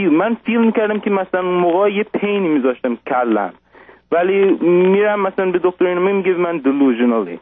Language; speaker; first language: Persian; early bilingual, heritage; Persian